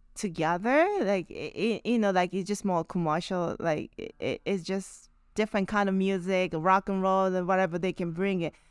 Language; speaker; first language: English; non-native, fluent; Japanese